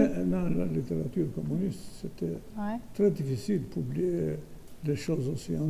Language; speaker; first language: French; non-native, fluent; Albanian